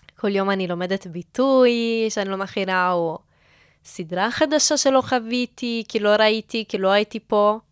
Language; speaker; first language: Hebrew; non-native, fluent; Italian